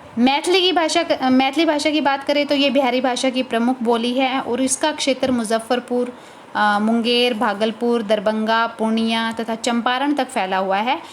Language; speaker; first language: Hindi; native; Hindi